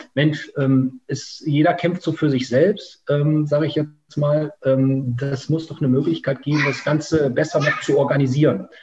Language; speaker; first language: German; native; German